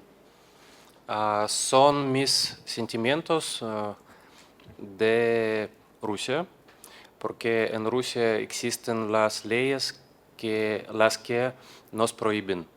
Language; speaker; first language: Spanish; non-native, learner; Russian